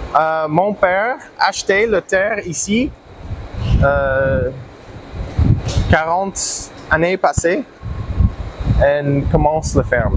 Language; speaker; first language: French; non-native, learner; English